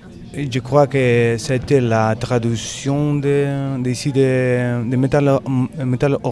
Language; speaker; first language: French; non-native, learner; Spanish